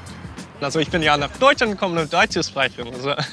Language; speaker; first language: German; non-native, fluent; English